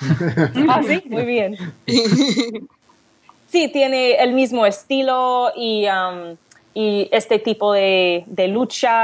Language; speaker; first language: Spanish; non-native, learner; English